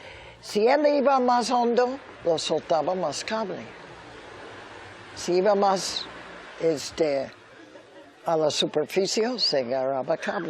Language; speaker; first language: Spanish; early bilingual, other home language; English